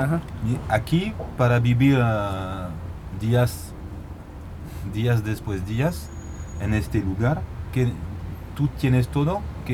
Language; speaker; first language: Spanish; non-native, learner; French